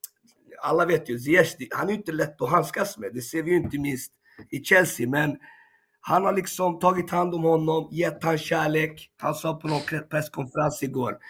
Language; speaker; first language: Swedish; early bilingual, other home language; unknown